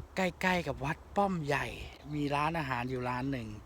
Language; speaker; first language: Thai; native; Thai